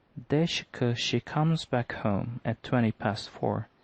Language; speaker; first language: English; non-native, fluent; Turkish